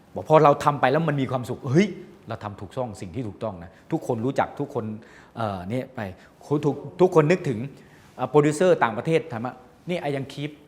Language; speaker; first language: Thai; native; Thai